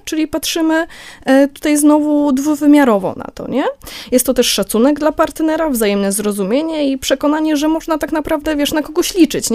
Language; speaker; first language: Polish; native; Polish